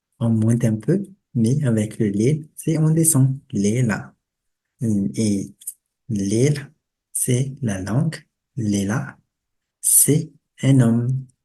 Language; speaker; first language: French; non-native, local second language; Malagasy